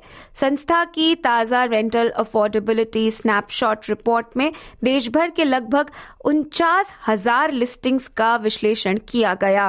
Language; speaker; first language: Hindi; native; Hindi